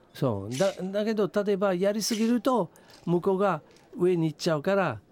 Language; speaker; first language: Japanese; non-native, fluent; Italian